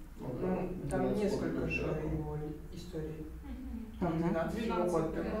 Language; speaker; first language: Russian; native; Russian